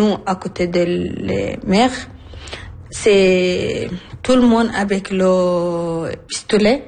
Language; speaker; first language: French; non-native, learner; Arabic